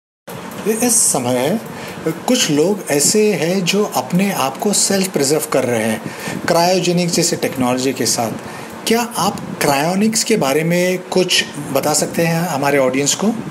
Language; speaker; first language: Hindi; native; Hindi